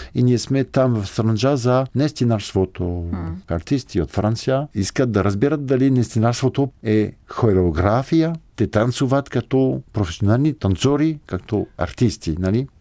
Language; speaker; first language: Bulgarian; non-native, fluent; French